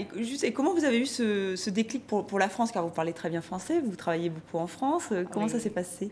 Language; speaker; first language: French; native; French